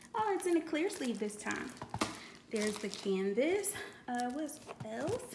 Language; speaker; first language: English; native; English